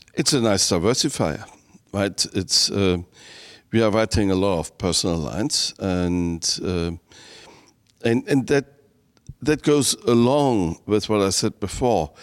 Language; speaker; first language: English; non-native, fluent; German